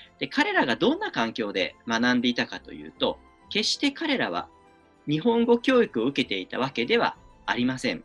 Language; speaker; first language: Japanese; native; Japanese